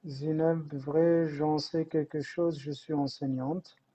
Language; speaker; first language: French; non-native, local second language; Arabic